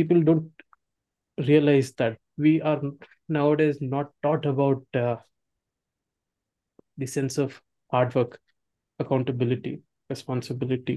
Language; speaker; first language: English; non-native, local second language; Kannada